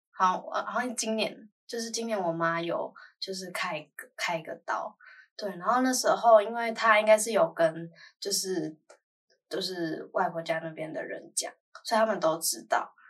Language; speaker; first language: Chinese; native; Chinese